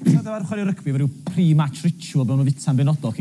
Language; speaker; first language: Welsh; native; Welsh